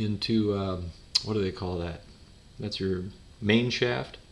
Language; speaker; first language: English; native; English